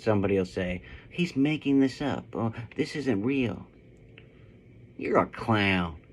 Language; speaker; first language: English; native; English